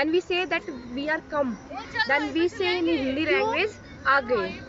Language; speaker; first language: English; non-native, local second language; Hindi